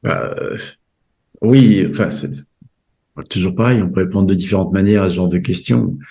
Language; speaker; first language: French; native; French